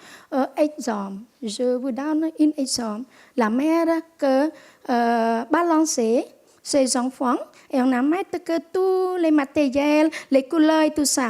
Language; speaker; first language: French; non-native, local second language; Khmer